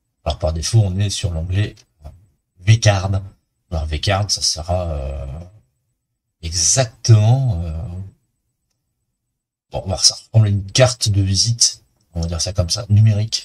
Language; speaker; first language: French; native; French